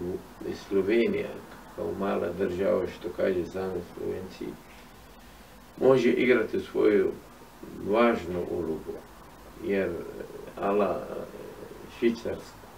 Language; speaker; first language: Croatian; non-native, fluent; Arabic